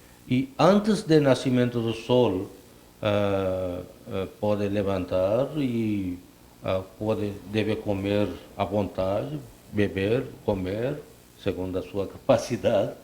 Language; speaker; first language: Portuguese; non-native, fluent; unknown